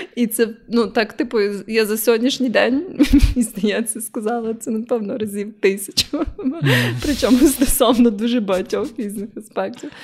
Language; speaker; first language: Ukrainian; native; Ukrainian